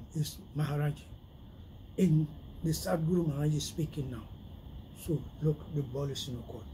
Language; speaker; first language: English; non-native, local second language; Yoruba